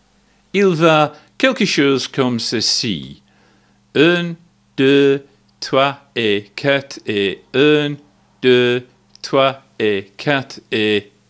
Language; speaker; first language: French; non-native, learner; English